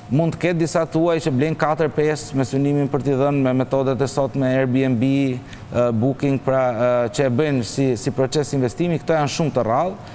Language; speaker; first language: Albanian; native; Albanian